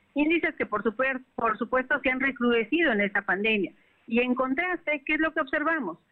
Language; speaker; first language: Spanish; native; Spanish